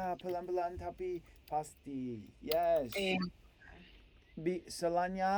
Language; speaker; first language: Indonesian; non-native, learner; English